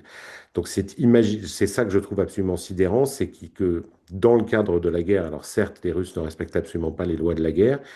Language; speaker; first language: French; native; French